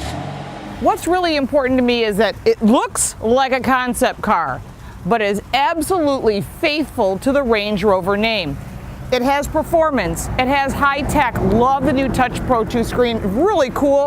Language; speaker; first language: English; native; English